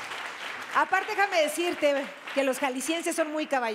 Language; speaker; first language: Spanish; native; Spanish